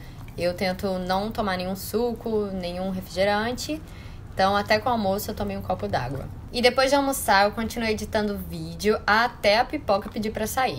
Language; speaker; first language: Portuguese; native; Portuguese